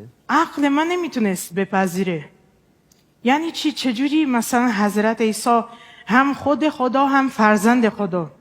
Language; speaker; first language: Persian; non-native, fluent; Portuguese